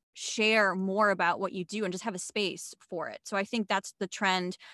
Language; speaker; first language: English; non-native, fluent; German